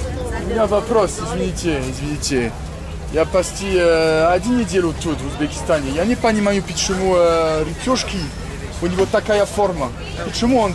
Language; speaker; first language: Russian; non-native, learner; French